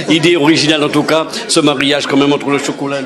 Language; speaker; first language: French; native; French